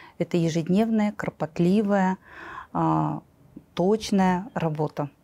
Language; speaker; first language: Russian; native; Russian